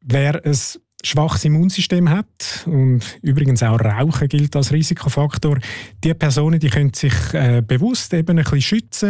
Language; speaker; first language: German; native; German